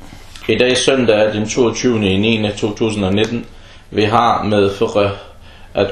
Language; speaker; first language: Danish; non-native, fluent; Arabic